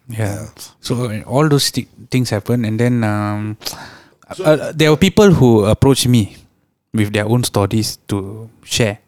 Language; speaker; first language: English; non-native, local second language; Tamil